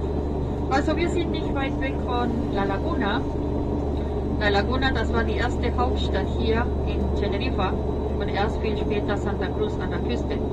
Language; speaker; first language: German; non-native, fluent; Spanish